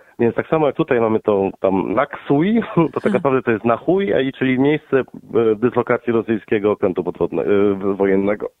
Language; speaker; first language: Polish; native; Polish